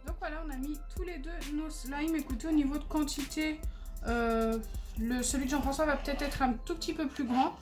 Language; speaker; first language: French; native; French